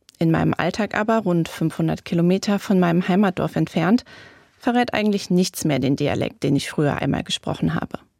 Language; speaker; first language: German; native; German